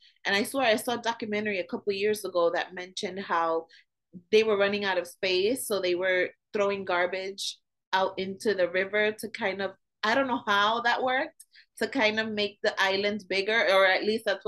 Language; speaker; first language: English; native; English